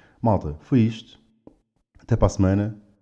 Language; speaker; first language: Portuguese; native; Portuguese